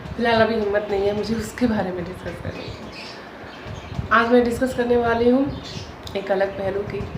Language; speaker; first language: Hindi; native; Hindi